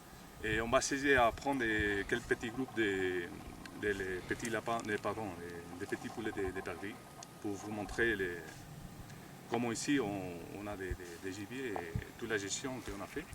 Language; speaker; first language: French; non-native, fluent; Spanish